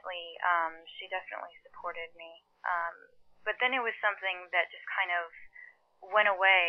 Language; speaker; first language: English; early bilingual, other home language; Chinese